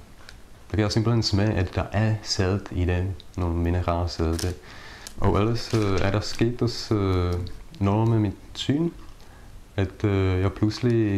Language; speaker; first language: Danish; non-native, fluent; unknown